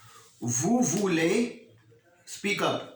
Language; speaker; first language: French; non-native, learner; Hindi